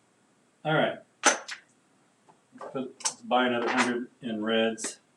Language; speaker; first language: English; native; English